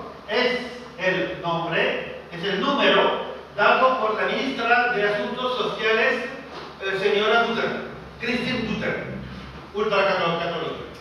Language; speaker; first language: Spanish; non-native, fluent; French